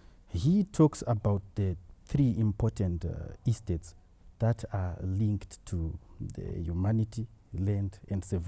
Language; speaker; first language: English; non-native, local second language; Shona